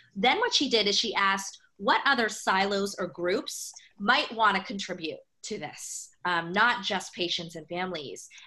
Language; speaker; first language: English; native; English